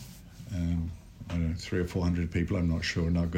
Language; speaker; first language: English; native; English